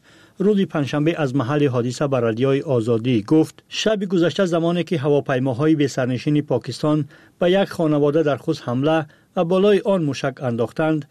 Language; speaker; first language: Persian; native; Persian